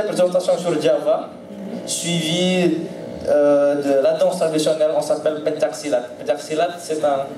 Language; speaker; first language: French; non-native, learner; Indonesian